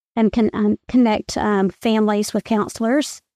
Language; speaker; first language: English; native; English